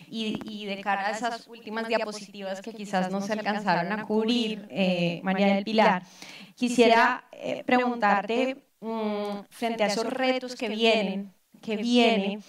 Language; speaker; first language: Spanish; native; Spanish